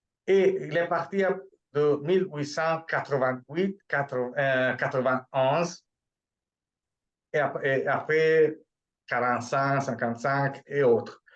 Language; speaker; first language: French; non-native, fluent; Italian